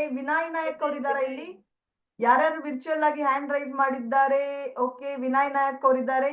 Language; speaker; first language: Kannada; native; Kannada